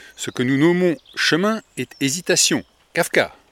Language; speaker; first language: French; native; French